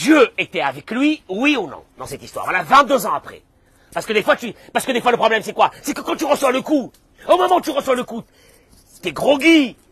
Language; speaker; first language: French; native; French